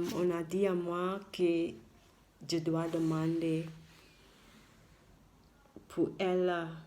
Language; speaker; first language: French; non-native, learner; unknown